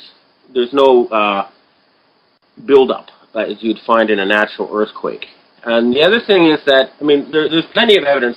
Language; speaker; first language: English; native; English